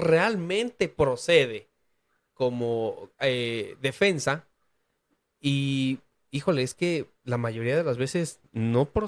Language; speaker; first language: Spanish; native; Spanish